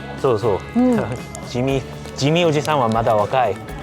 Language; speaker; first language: Japanese; non-native, fluent; English